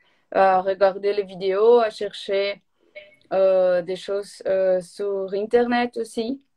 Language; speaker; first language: French; non-native, learner; Portuguese